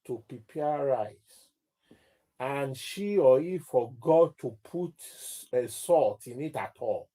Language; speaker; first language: English; non-native, local second language; Yoruba